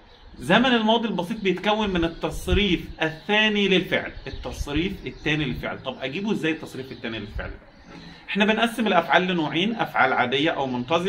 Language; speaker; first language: Arabic; native; Arabic